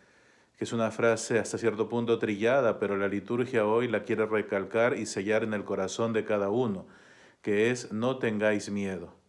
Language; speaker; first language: Spanish; native; Spanish